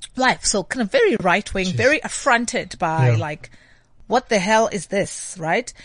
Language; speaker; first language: English; non-native, local second language; Xhosa